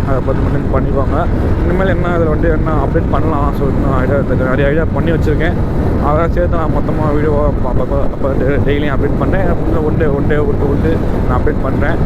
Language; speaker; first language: Tamil; native; Tamil